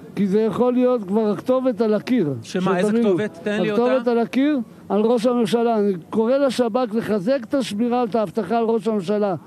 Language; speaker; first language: Hebrew; native; Hebrew